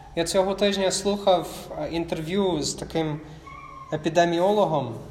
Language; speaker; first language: Ukrainian; non-native, fluent; English